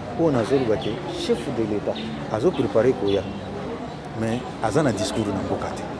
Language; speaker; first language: Lingala; native; Lingala